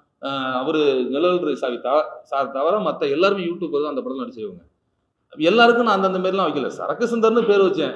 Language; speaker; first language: Tamil; native; Tamil